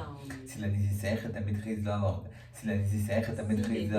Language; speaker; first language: French; non-native, learner; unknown